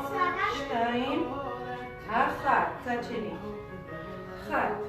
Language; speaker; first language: Hebrew; native; Hebrew